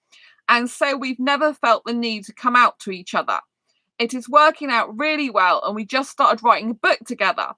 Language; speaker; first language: English; native; English